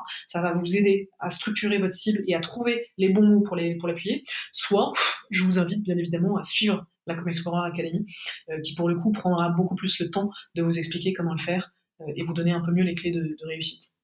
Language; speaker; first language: French; native; French